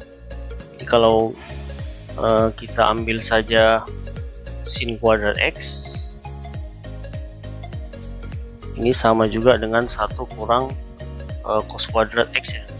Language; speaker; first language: Indonesian; native; Indonesian